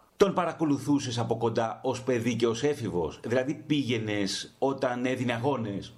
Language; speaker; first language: Greek; native; Greek